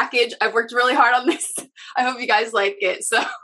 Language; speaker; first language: English; native; English